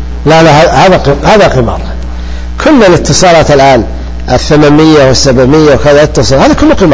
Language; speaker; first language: Arabic; native; Arabic